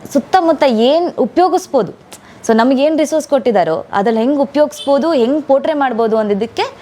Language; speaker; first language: Kannada; non-native, local second language; Tulu